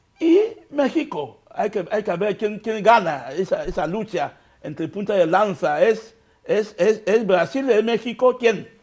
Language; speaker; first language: Spanish; non-native, local second language; Fang